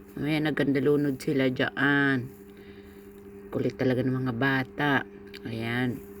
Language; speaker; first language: Filipino; native; Filipino